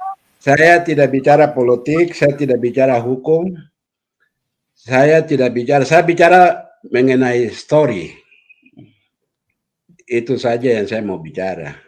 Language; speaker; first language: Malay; non-native, local second language; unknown